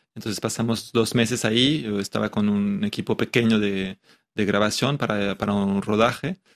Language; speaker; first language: Spanish; non-native, fluent; French